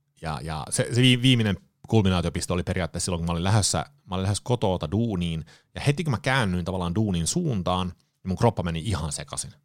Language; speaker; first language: Finnish; early bilingual, heritage; Finnish